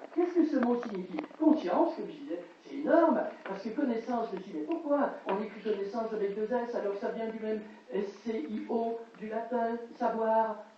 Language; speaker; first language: French; native; French